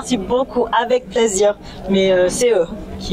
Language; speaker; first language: French; non-native, fluent; English